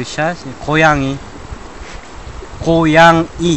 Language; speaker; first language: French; non-native, learner; Korean